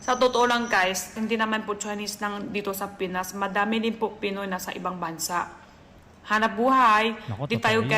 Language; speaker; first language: Filipino; non-native, learner; Chinese